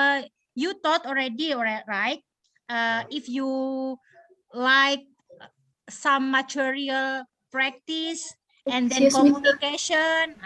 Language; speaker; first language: English; non-native, learner; Indonesian